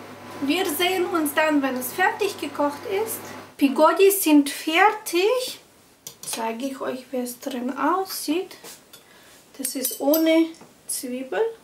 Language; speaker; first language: German; non-native, fluent; Russian